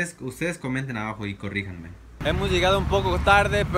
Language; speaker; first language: Spanish; native; Spanish